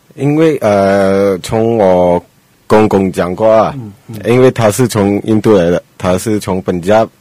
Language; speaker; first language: Chinese; non-native, local second language; Punjabi